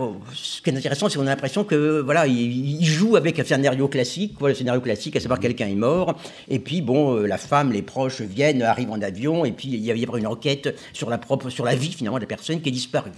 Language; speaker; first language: French; native; French